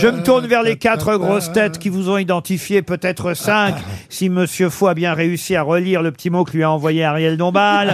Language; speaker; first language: French; native; French